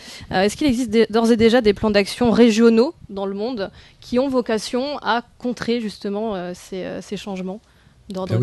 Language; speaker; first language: French; native; French